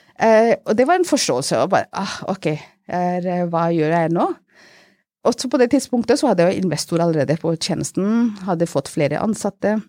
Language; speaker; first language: Norwegian; non-native, fluent; Hindi